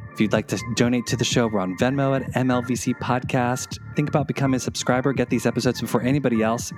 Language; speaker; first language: English; native; English